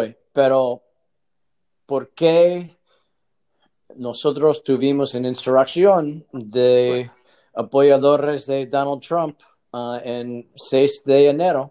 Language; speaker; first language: Spanish; non-native, learner; English